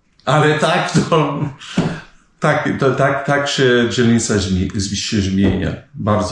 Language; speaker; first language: Polish; early bilingual, heritage; Polish